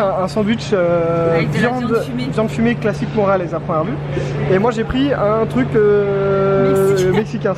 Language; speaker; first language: French; native; French